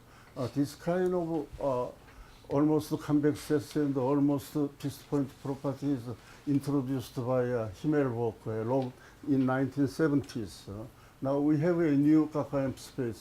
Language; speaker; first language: English; non-native, fluent; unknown